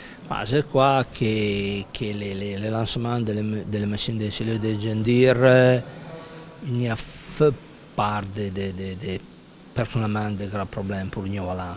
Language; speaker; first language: French; non-native, fluent; Italian